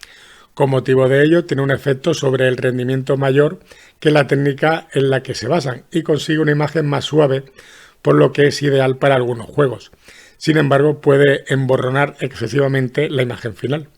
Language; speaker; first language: Spanish; native; Spanish